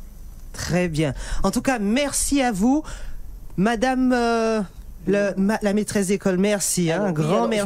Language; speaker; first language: French; native; French